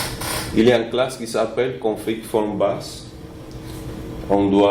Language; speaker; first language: French; non-native, fluent; Spanish